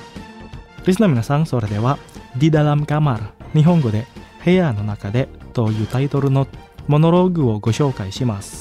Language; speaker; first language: Japanese; non-native, fluent; Indonesian